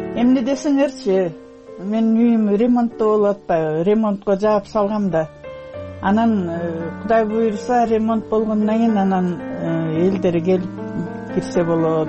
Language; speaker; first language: Kyrgyz; non-native, local second language; Russian